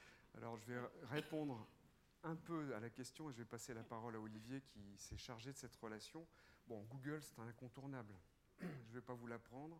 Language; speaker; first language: French; native; French